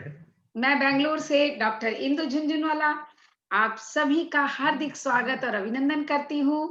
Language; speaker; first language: Hindi; native; Hindi